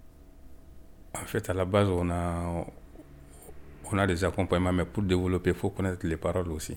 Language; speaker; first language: French; non-native, local second language; Bambara